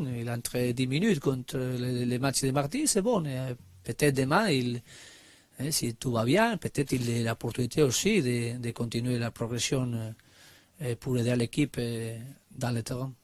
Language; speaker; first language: French; non-native, learner; Spanish